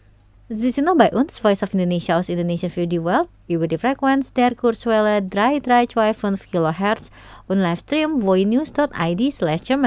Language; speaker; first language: German; non-native, fluent; Indonesian